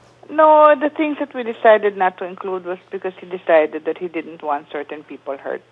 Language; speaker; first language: English; non-native, local second language; Filipino